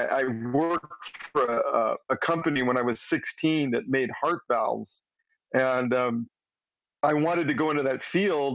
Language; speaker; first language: English; native; English